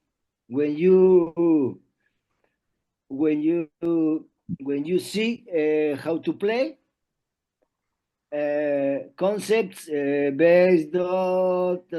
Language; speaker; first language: English; non-native, learner; Spanish